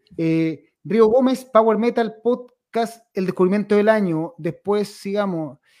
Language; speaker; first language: Spanish; native; Spanish